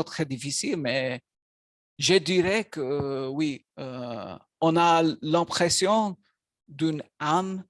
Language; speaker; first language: French; non-native, learner; Maltese